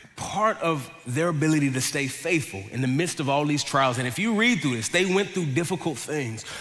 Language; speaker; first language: English; native; English